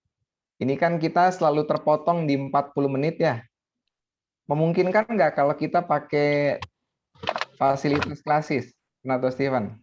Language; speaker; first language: Indonesian; native; Indonesian